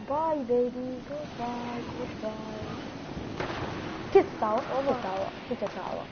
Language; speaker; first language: Arabic; native; Arabic